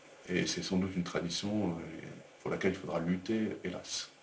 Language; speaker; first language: French; native; French